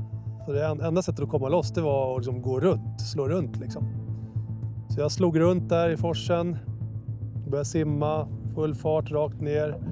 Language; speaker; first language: Swedish; native; Swedish